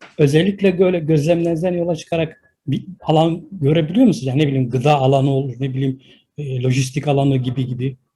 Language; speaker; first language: Turkish; native; Turkish